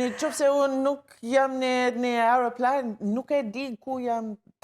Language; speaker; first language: Albanian; non-native, learner; English